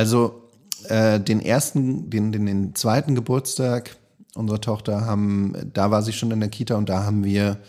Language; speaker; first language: German; native; German